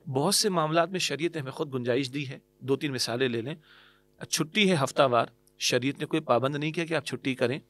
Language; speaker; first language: Urdu; native; Urdu